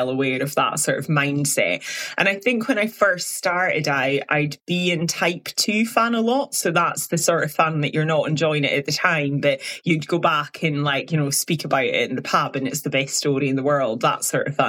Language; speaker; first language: English; native; English